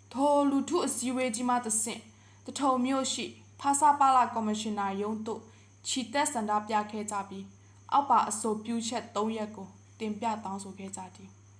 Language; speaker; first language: Burmese; non-native, local second language; Pa'o Karen